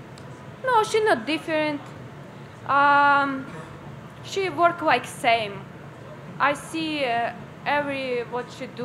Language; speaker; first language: English; non-native, learner; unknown